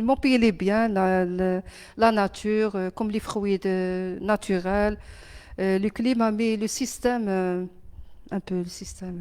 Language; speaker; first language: French; non-native, learner; Arabic